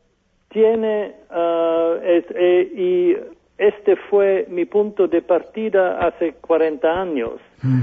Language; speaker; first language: Spanish; non-native, fluent; German